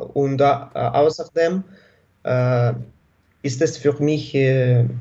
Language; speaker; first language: German; non-native, learner; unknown